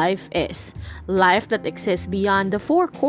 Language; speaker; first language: English; non-native, local second language; Filipino